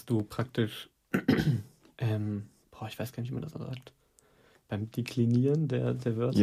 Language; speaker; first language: German; native; German